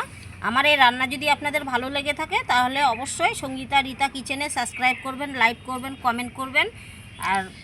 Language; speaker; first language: Bangla; native; Bangla